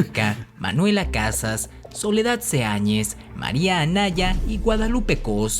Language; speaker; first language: Spanish; native; Spanish